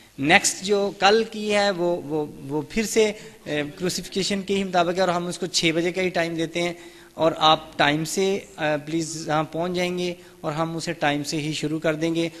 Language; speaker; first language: Urdu; native; Urdu